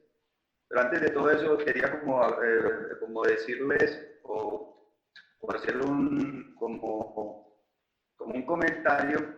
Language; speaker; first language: Spanish; native; Spanish